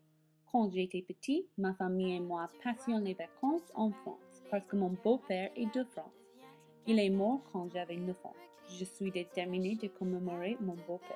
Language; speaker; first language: French; non-native, learner; English